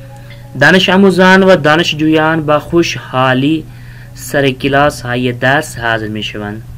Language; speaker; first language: Persian; non-native, fluent; Urdu